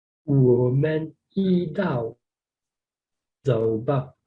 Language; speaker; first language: Chinese; non-native, learner; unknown